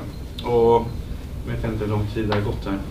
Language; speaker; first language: Swedish; native; Swedish